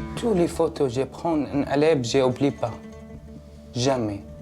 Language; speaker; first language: French; non-native, learner; Arabic